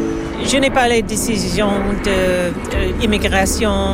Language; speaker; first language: French; non-native, learner; English